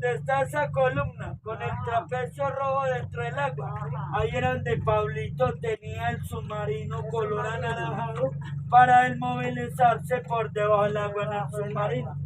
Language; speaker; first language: Spanish; native; Spanish